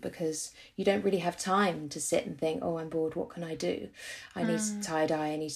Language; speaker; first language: English; native; English